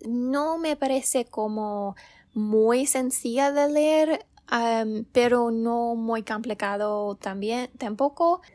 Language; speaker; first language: Spanish; non-native, learner; English